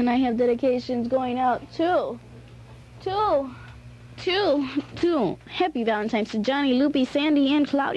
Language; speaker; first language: English; native; English